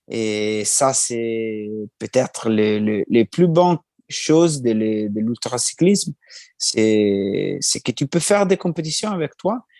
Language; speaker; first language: French; non-native, learner; Italian